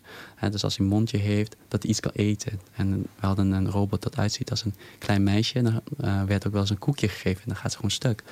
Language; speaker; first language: Dutch; native; Dutch